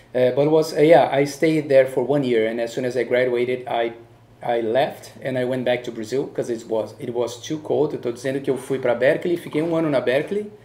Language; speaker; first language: English; non-native, fluent; Portuguese